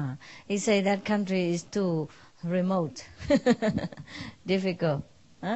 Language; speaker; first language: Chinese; non-native, fluent; Vietnamese